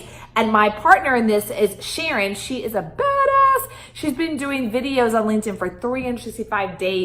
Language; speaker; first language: English; native; English